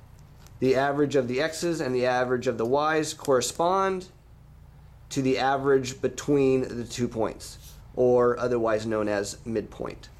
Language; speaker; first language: English; native; English